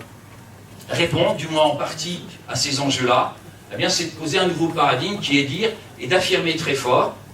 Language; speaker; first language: French; native; French